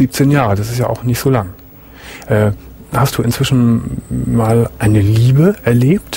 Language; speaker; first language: German; native; German